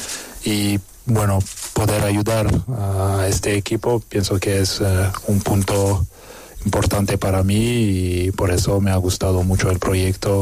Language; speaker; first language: Spanish; non-native, fluent; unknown